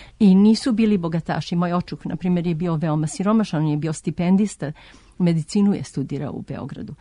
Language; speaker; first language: Serbian; early bilingual, heritage; Serbian